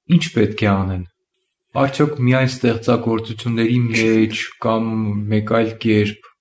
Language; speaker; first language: Armenian; native; Armenian